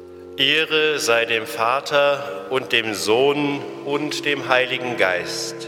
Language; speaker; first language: German; native; German